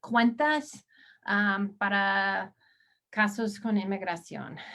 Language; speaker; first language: Spanish; non-native, learner; English